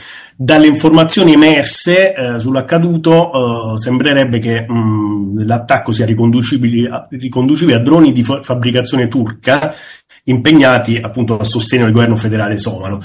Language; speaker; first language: Italian; native; Italian